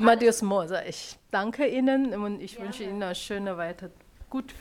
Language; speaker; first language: German; non-native, learner; Chinese